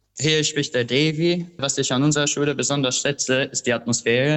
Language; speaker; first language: German; non-native, fluent; Albanian